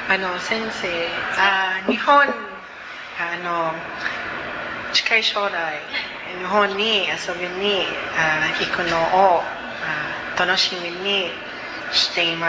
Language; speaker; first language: Japanese; non-native, learner; Cebuano